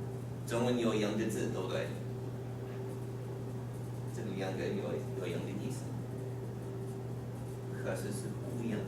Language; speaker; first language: Chinese; non-native, learner; English